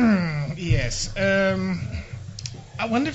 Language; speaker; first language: English; non-native, fluent; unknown